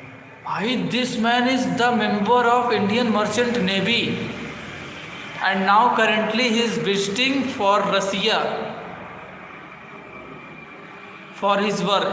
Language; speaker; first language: English; non-native, learner; Hindi